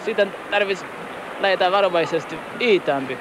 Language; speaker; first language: Finnish; non-native, learner; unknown